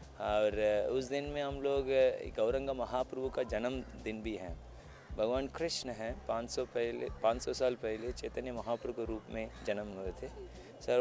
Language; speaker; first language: Hindi; non-native, local second language; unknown